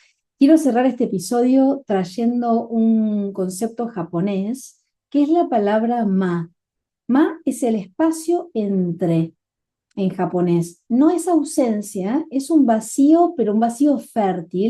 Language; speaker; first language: Spanish; native; Spanish